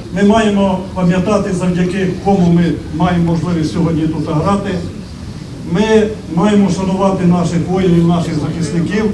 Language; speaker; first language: Ukrainian; native; Ukrainian